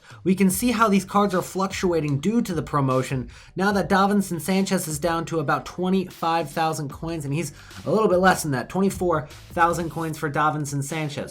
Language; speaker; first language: English; native; English